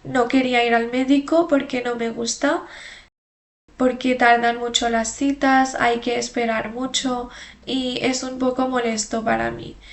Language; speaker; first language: Spanish; non-native, fluent; Hindi